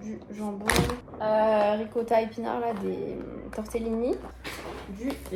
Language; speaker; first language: French; native; French